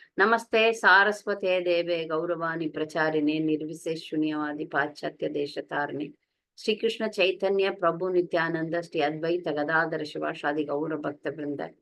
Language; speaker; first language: Hindi; non-native, local second language; Tamil